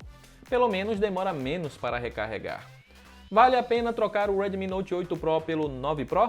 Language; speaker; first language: Portuguese; native; Portuguese